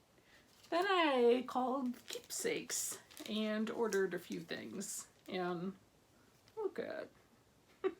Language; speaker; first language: English; native; English